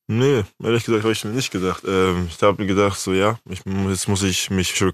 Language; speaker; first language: German; native; German